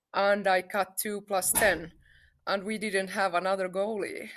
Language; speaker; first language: English; non-native, fluent; Finnish